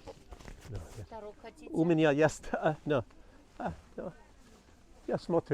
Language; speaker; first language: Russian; non-native, learner; English